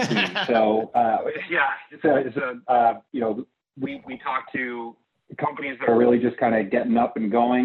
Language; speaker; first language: English; native; English